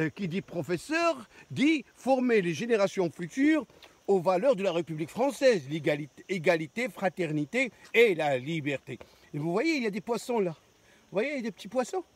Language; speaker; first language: French; non-native, local second language; Arabic